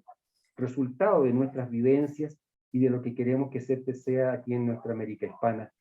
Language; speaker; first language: Spanish; native; Spanish